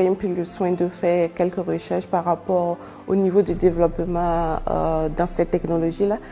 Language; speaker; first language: French; non-native, local second language; Mossi